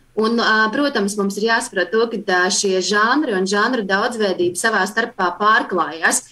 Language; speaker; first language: Latvian; native; Latvian